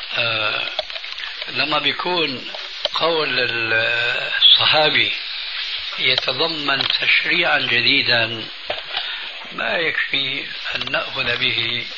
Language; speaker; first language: Arabic; early bilingual, other home language; Albanian